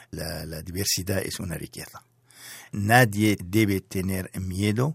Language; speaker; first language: Spanish; non-native, fluent; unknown